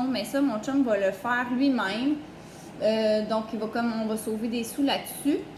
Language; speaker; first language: French; native; French